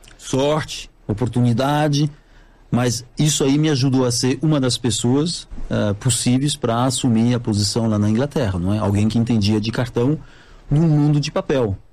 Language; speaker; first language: Portuguese; non-native, fluent; French